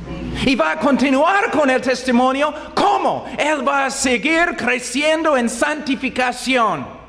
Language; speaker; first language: Spanish; non-native, fluent; English